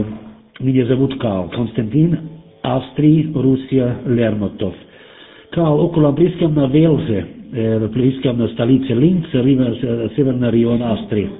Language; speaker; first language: Russian; non-native, learner; German